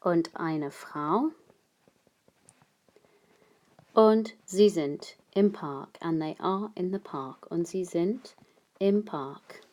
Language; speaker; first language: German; non-native, fluent; English